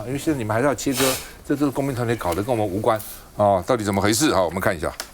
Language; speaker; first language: Chinese; native; Chinese